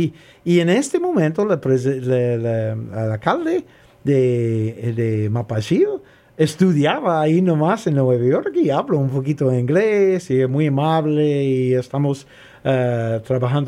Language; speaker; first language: Spanish; non-native, learner; English